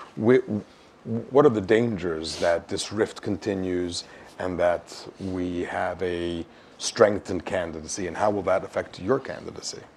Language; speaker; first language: English; native; English